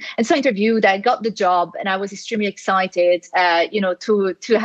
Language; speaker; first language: English; non-native, fluent; Italian